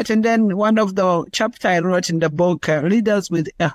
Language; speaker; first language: English; non-native, local second language; Kinyarwanda